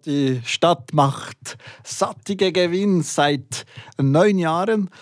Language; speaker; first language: German; non-native, local second language; French